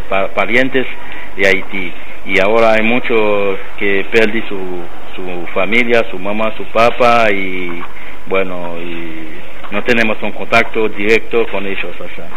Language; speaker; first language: Spanish; non-native, learner; Haitian Creole